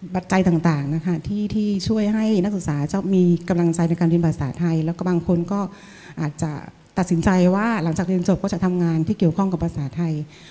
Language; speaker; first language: Thai; non-native, fluent; Vietnamese